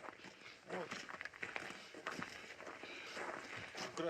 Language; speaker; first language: Russian; native; Russian